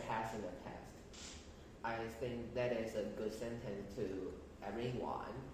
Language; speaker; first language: English; non-native, learner; Chinese